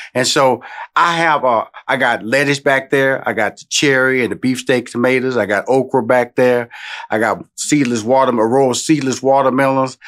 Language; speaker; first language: English; native; English